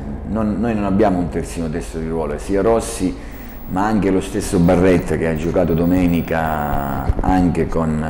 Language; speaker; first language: Italian; native; Italian